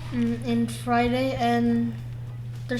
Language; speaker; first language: English; non-native, learner; Indonesian